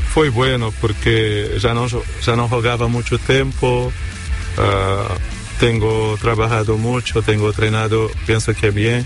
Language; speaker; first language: Spanish; non-native, learner; Portuguese